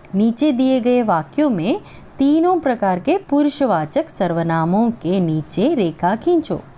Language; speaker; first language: Hindi; non-native, local second language; Malayalam